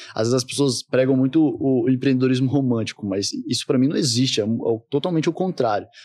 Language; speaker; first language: Portuguese; native; Portuguese